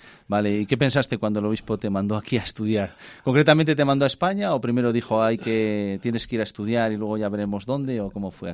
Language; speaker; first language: Spanish; native; Spanish